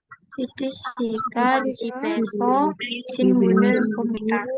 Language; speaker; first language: Korean; non-native, learner; Indonesian